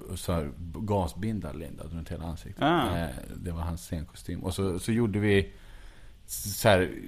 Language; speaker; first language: Swedish; native; Swedish